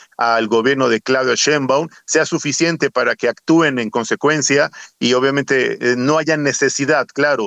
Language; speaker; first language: Spanish; native; Spanish